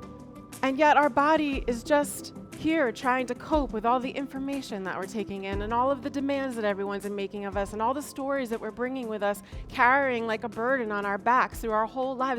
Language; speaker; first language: English; native; English